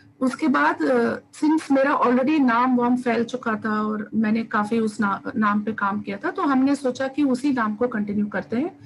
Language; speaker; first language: Hindi; non-native, local second language; Tamil